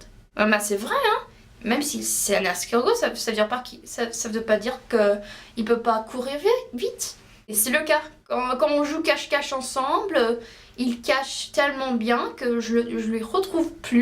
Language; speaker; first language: French; non-native, learner; English